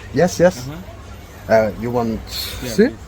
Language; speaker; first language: English; non-native, learner; German